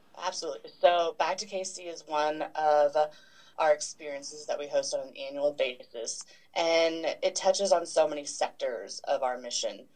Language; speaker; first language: English; native; English